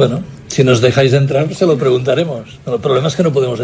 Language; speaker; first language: Spanish; native; Spanish